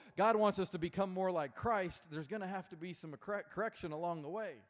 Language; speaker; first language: English; native; English